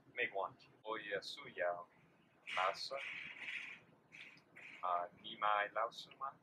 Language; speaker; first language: Chinese; non-native, learner; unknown